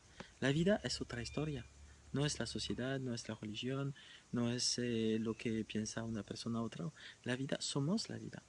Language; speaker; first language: Spanish; non-native, fluent; French